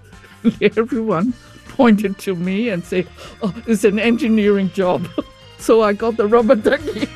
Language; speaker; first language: English; non-native, fluent; Cantonese